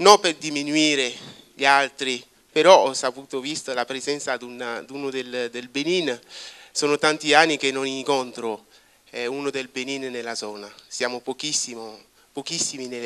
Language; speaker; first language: Italian; non-native, fluent; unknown